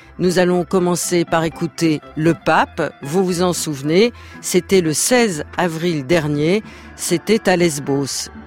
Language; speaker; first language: French; native; French